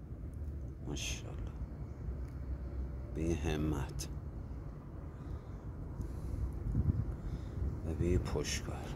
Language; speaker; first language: Persian; native; Persian